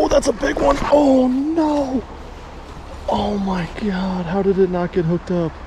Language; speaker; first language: English; native; English